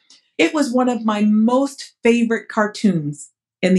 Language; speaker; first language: English; early bilingual, other home language; Portuguese